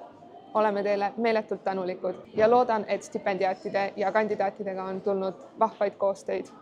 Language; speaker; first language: Estonian; native; Estonian